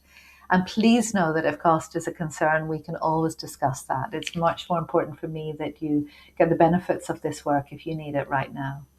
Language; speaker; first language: English; native; English